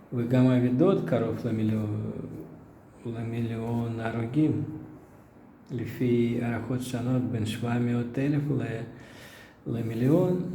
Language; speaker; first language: Hebrew; non-native, fluent; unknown